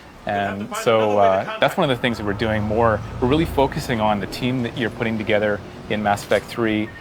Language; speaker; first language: English; native; English